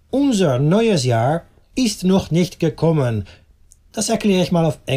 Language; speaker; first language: German; non-native, fluent; Dutch